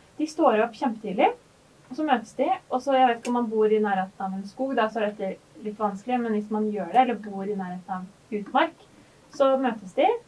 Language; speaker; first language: Norwegian; native; Norwegian